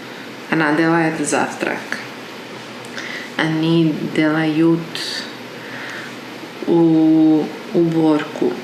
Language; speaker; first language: Russian; non-native, learner; English